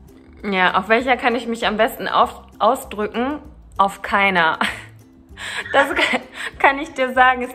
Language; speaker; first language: German; early bilingual, other home language; Turkish